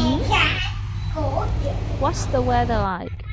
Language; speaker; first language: English; non-native, fluent; Vietnamese